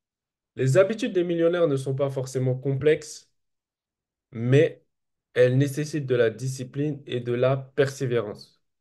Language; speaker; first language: French; native; French